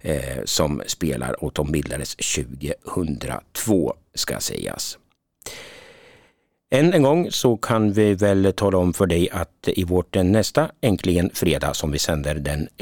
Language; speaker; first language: Swedish; native; Swedish